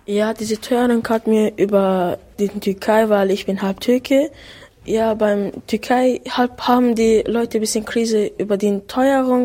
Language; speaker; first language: German; early bilingual, other home language; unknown